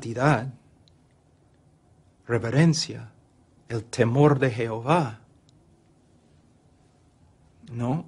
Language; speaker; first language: Spanish; non-native, fluent; English